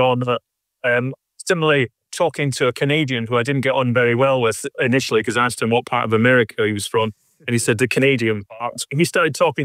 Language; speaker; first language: English; native; English